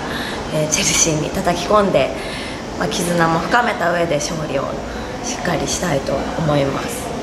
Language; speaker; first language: Japanese; native; Japanese